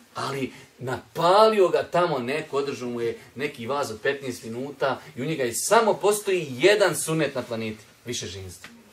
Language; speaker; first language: Bosnian; native; Bosnian